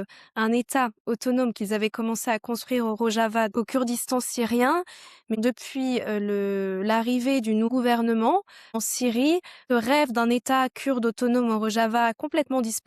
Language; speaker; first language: French; native; French